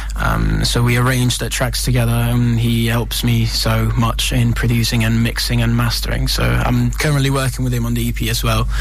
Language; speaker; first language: English; non-native, fluent; Italian